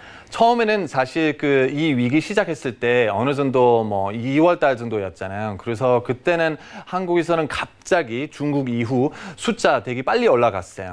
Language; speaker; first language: Korean; non-native, fluent; German